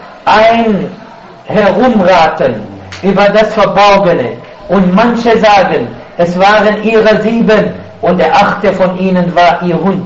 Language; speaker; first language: German; non-native, fluent; Arabic